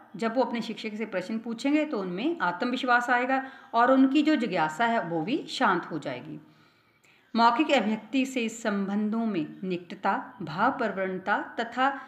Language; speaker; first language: Hindi; non-native, local second language; Punjabi